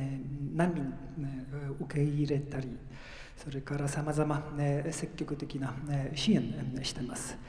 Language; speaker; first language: Japanese; non-native, fluent; Polish